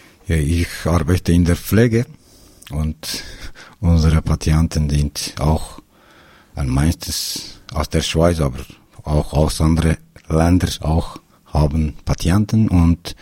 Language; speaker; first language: German; non-native, learner; Kurdish